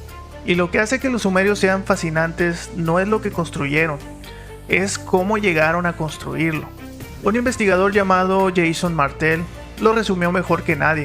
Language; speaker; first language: Spanish; native; Spanish